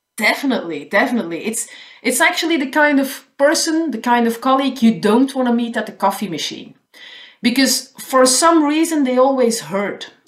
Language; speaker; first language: English; non-native, fluent; Dutch